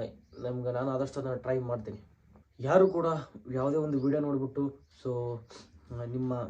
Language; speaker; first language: Kannada; native; Kannada